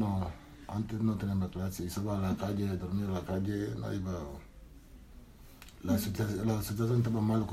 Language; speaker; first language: Spanish; non-native, learner; Wolof